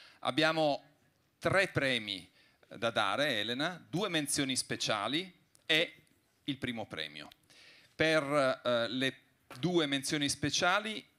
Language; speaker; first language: Italian; native; Italian